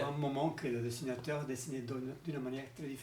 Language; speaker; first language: French; non-native, learner; Spanish